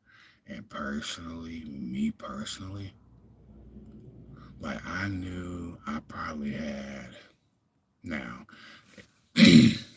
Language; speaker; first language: English; native; English